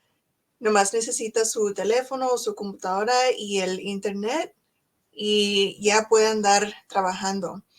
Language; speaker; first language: Spanish; early bilingual, other home language; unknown